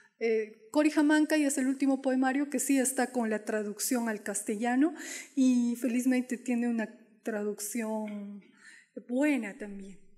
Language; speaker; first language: Spanish; non-native, local second language; Quechua